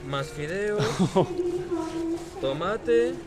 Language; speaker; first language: Spanish; native; Spanish